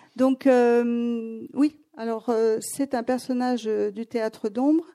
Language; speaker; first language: French; non-native, fluent; Greek